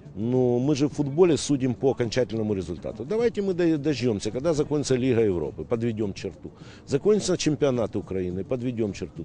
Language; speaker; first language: Russian; native; Russian